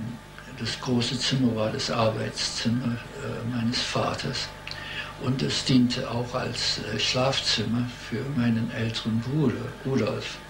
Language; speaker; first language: German; early bilingual, heritage; German